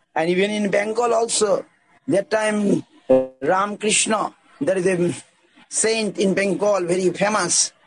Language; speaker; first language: English; non-native, local second language; Bangla